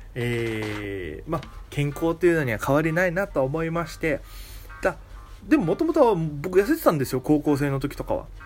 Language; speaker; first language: Japanese; native; Japanese